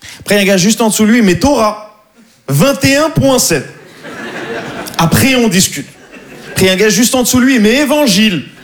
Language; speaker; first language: French; native; French